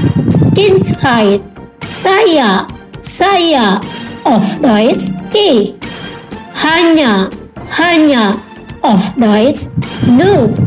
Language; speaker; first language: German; non-native, learner; Indonesian